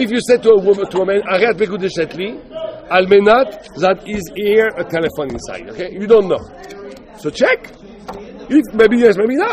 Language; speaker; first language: English; non-native, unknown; Hebrew